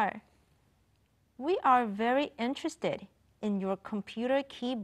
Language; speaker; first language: English; non-native, fluent; Chinese